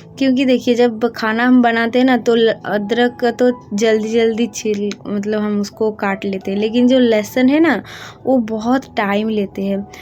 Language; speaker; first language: Hindi; non-native, local second language; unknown